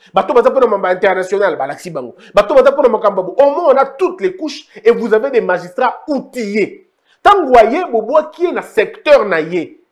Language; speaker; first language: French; non-native, local second language; Lingala